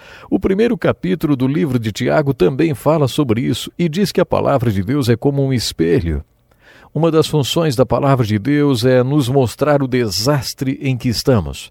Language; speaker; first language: Portuguese; native; Portuguese